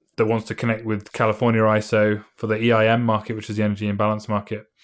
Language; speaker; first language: English; native; English